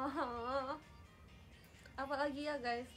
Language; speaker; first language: Indonesian; non-native, fluent; Japanese